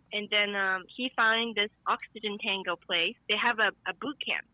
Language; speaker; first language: English; non-native, fluent; Chinese